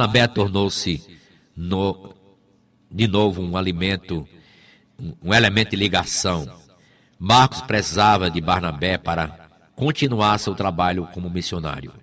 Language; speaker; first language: Portuguese; native; Portuguese